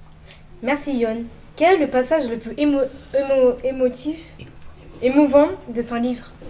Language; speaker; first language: French; native; French